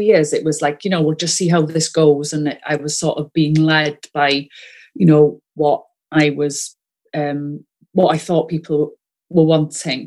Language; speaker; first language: English; non-native, local second language; Welsh